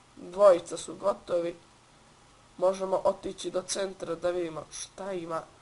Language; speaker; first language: Bosnian; native; Bosnian